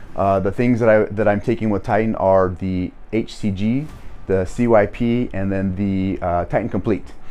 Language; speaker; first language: English; native; English